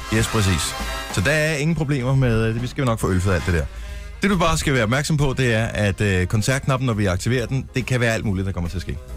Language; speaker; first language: Danish; native; Danish